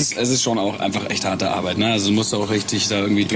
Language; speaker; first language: German; native; German